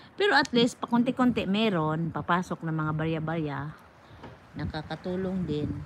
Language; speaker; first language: Filipino; non-native, local second language; Cebuano